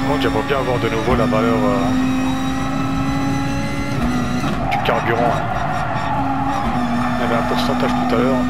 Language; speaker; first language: French; native; French